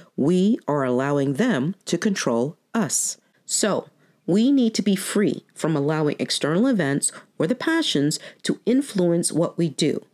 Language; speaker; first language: English; native; English